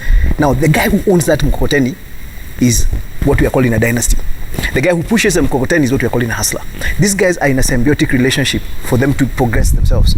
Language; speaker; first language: English; non-native, local second language; Kikuyu